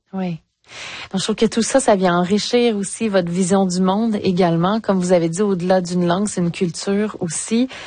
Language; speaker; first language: French; native; French